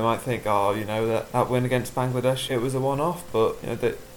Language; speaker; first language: English; native; English